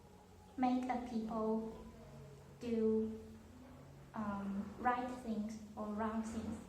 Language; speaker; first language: English; non-native, learner; Chinese